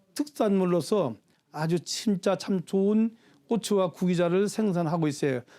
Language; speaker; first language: Korean; native; Korean